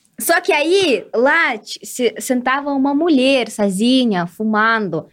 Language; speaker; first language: Portuguese; non-native, fluent; Russian